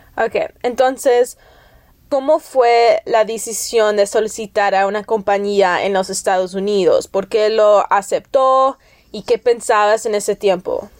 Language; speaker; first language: Spanish; early bilingual, heritage; English